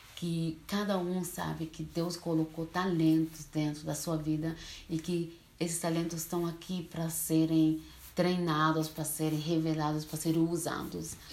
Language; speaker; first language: Portuguese; early bilingual, heritage; Portuguese